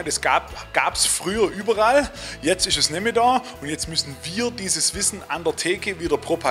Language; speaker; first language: German; native; German